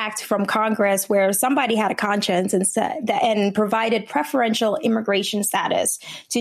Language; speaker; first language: English; early bilingual, other home language; Vietnamese